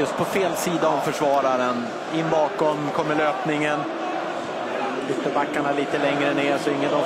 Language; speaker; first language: Swedish; native; Swedish